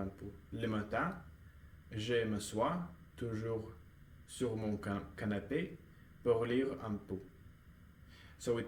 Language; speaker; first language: French; non-native, learner; Russian